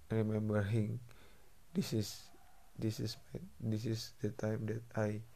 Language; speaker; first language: English; non-native, learner; Indonesian